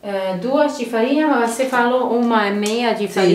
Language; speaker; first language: Portuguese; non-native, learner; Bosnian